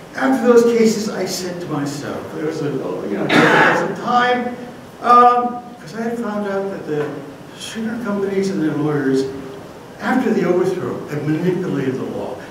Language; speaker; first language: English; native; English